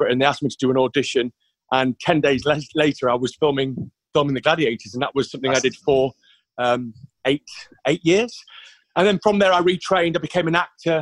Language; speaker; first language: English; native; English